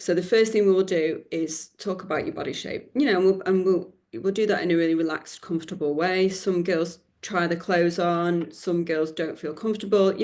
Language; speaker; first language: English; native; English